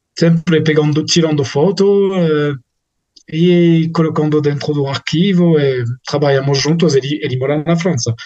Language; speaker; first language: Portuguese; non-native, fluent; French